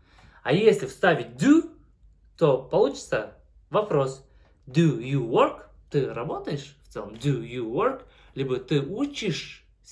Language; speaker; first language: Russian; non-native, local second language; Kazakh